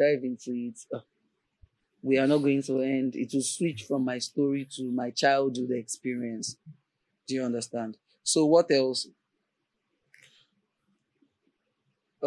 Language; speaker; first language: English; non-native, local second language; Yoruba